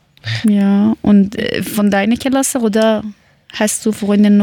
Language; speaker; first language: German; non-native, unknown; Persian